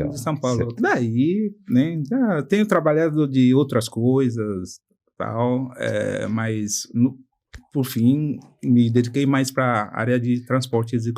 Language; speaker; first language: Portuguese; non-native, fluent; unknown